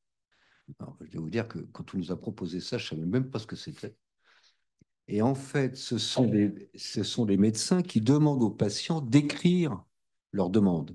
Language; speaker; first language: French; native; French